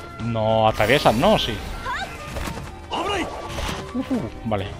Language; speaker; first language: Spanish; native; Spanish